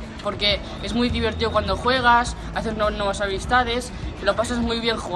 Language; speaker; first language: Spanish; non-native, local second language; Catalan